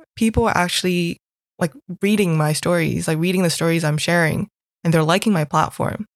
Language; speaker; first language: English; non-native, local second language; Cantonese